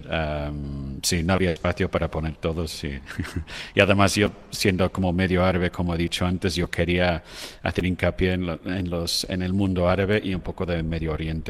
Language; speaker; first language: Spanish; non-native, fluent; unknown